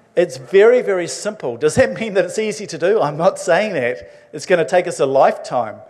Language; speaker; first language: English; native; English